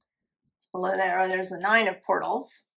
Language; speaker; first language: English; native; English